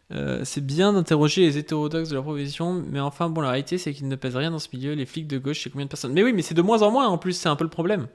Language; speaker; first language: French; native; French